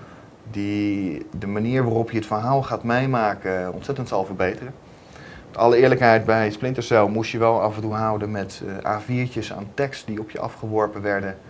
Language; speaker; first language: Dutch; native; Dutch